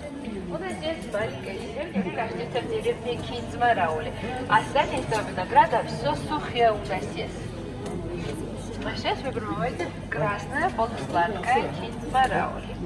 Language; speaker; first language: Russian; non-native, fluent; Georgian